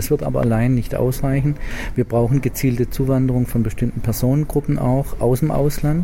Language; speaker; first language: German; native; German